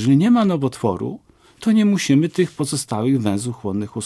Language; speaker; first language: Polish; native; Polish